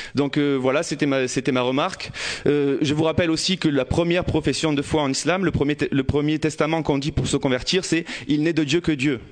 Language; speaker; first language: French; native; French